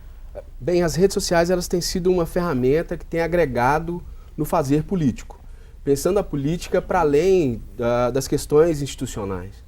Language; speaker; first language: Portuguese; native; Portuguese